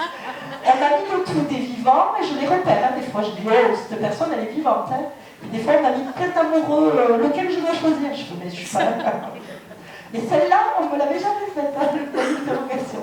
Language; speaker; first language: French; native; French